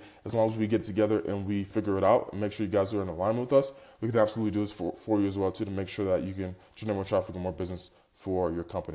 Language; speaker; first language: English; native; English